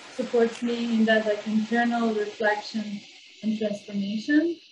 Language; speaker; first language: English; non-native, fluent; Bosnian